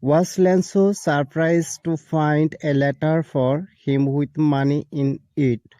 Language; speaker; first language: English; non-native, local second language; Assamese